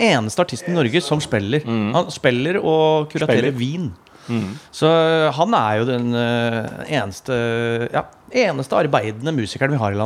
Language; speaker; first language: Norwegian; native; Norwegian